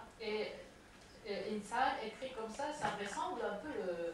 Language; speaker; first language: French; non-native, fluent; Japanese